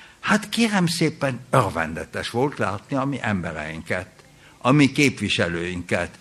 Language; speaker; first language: Hungarian; early bilingual, heritage; German